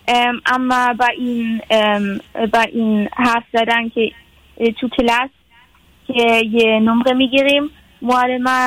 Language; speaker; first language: Persian; early bilingual, heritage; Persian